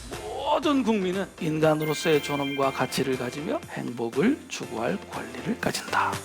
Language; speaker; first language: Korean; native; Korean